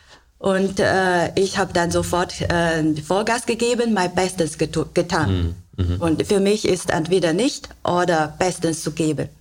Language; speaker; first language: German; non-native, learner; Chinese